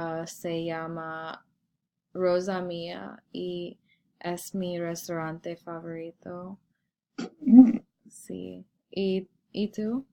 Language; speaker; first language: Spanish; non-native, learner; English